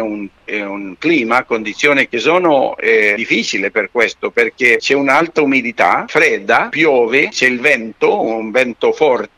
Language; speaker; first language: Italian; non-native, fluent; Spanish